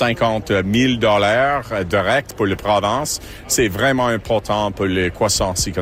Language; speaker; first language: French; non-native, local second language; English